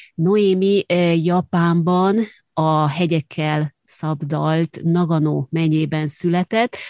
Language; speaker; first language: Hungarian; native; Hungarian